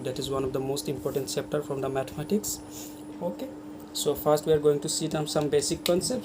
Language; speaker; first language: English; non-native, local second language; Hindi